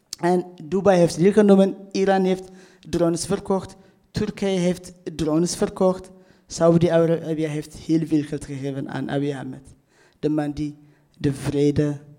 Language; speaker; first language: Dutch; non-native, fluent; Tigrinya